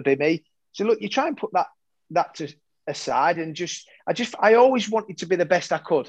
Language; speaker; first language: English; native; English